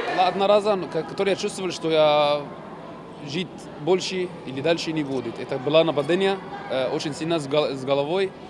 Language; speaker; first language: Russian; non-native, learner; Arabic